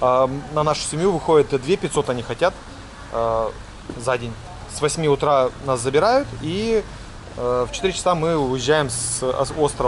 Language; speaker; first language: Russian; native; Russian